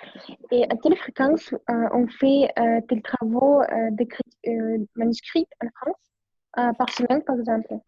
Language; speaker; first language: French; non-native, learner; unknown